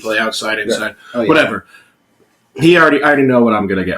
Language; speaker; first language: English; native; English